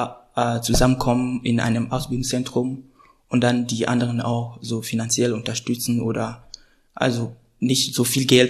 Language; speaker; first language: German; non-native, fluent; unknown